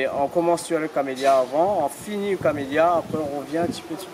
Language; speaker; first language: French; non-native, local second language; Réunion Creole French